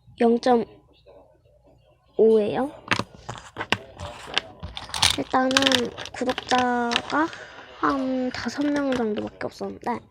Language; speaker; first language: Korean; native; Korean